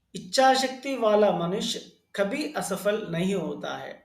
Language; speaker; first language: Hindi; non-native, local second language; Telugu